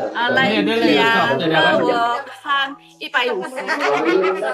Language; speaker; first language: Chinese; non-native, learner; Central Dusun